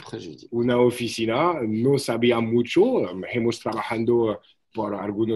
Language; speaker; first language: Spanish; non-native, fluent; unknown